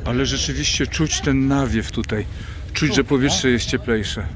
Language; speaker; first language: Polish; native; Polish